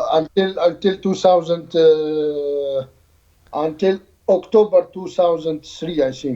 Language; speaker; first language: English; non-native, learner; Arabic